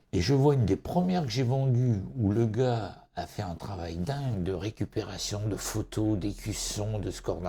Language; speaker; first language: French; native; French